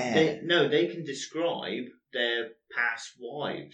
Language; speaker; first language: English; native; English